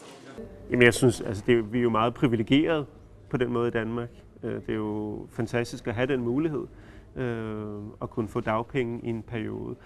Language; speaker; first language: Danish; native; Danish